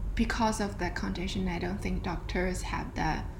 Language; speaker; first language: English; non-native, fluent; Chinese